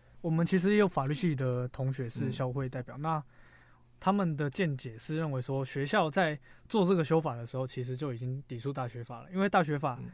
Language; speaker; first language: Chinese; native; Chinese